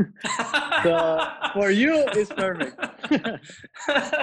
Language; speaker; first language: English; non-native, fluent; Spanish